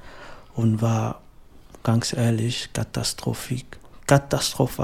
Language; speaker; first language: German; non-native, learner; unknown